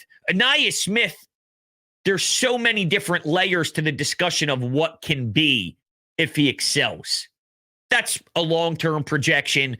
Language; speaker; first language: English; native; English